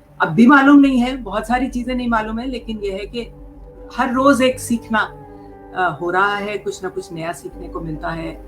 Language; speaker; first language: Urdu; native; Urdu